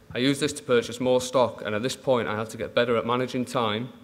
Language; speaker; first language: English; native; English